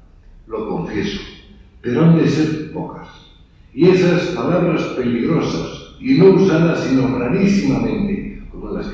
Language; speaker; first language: Spanish; native; Spanish